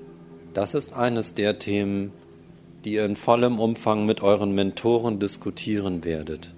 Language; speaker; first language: German; native; German